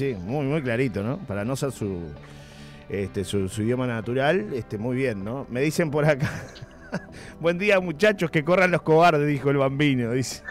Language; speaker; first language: Spanish; native; Spanish